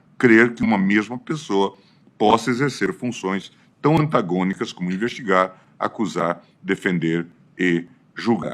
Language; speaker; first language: Portuguese; native; Portuguese